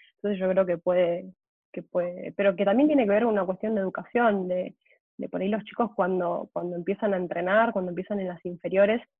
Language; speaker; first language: Spanish; native; Spanish